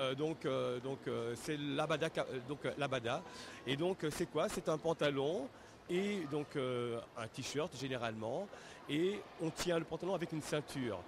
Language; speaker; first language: French; native; French